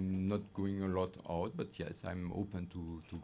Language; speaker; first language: English; non-native, learner; French